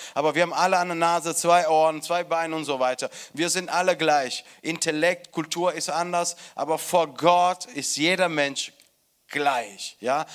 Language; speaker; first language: German; non-native, fluent; Italian